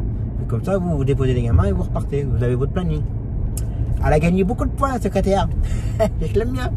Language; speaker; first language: French; native; French